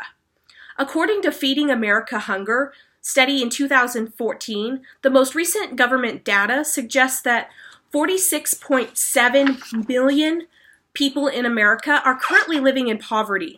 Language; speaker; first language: English; native; English